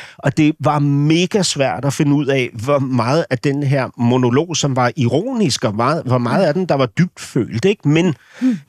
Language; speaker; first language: Danish; native; Danish